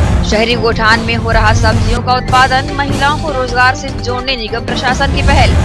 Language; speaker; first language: Hindi; native; Hindi